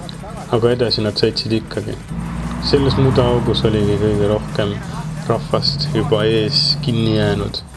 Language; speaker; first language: Estonian; native; Estonian